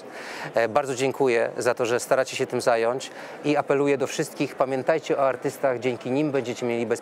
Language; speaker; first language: Polish; native; Polish